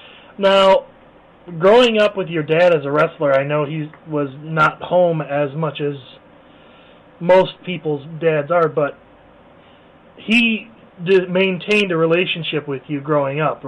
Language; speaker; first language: English; native; English